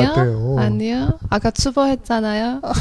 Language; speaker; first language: Korean; non-native, fluent; Chinese